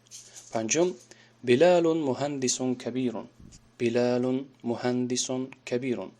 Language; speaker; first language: Arabic; non-native, fluent; Tajik